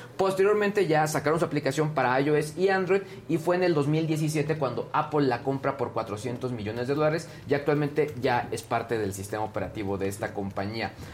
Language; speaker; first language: Spanish; native; Spanish